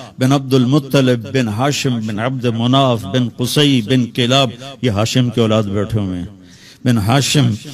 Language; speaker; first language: Urdu; non-native, local second language; Punjabi